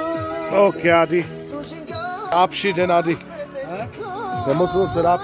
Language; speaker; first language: German; non-native, learner; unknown